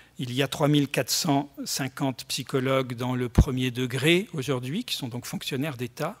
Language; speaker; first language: French; native; French